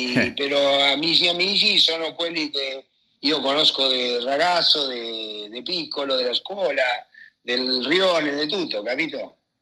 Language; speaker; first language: Italian; non-native, fluent; Spanish